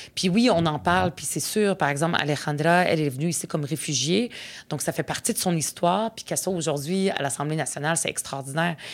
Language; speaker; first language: French; early bilingual, other home language; Arabic